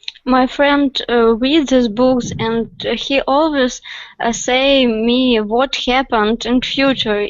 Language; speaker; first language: English; non-native, learner; Russian